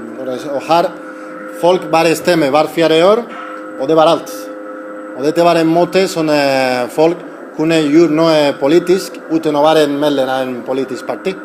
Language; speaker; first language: Norwegian; non-native, learner; Spanish